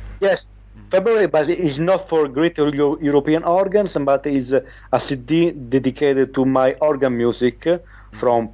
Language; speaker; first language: English; non-native, learner; Italian